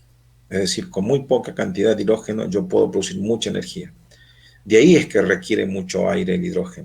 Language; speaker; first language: Spanish; native; Spanish